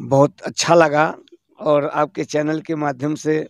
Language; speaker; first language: Hindi; native; Hindi